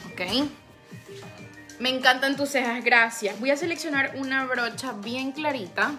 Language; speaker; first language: Spanish; native; Spanish